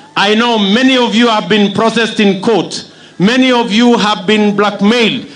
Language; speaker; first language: English; non-native, local second language; Kalenjin